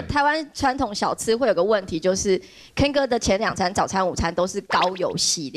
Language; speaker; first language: Chinese; native; Chinese